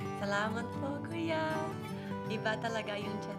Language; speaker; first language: Filipino; early bilingual, heritage; English